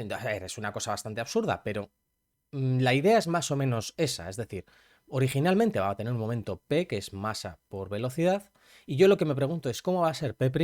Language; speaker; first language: Spanish; native; Spanish